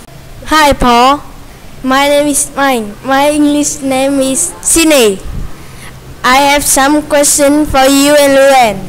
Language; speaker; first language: English; non-native, learner; Vietnamese